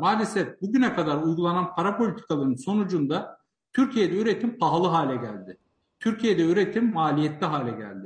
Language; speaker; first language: Turkish; native; Turkish